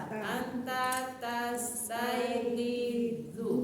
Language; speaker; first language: Arabic; non-native, fluent; Indonesian